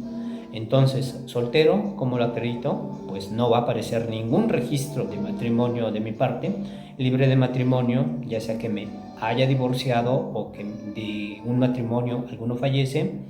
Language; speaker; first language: Spanish; native; Spanish